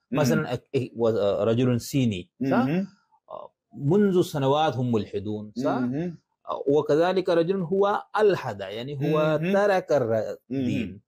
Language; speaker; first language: Arabic; non-native, fluent; Urdu